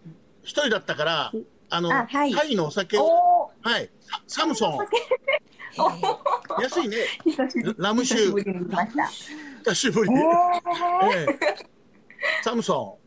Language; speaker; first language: Japanese; native; Japanese